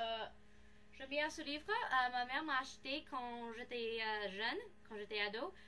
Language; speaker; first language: French; non-native, learner; English